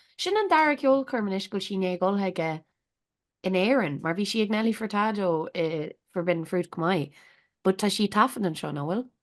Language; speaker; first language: Irish; native; Irish